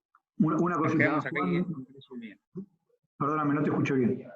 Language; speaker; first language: Spanish; native; Spanish